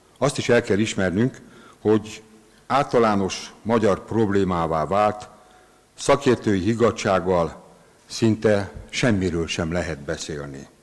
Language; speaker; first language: Hungarian; native; Hungarian